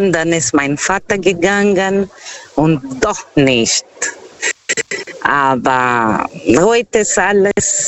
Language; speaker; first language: German; non-native, learner; Portuguese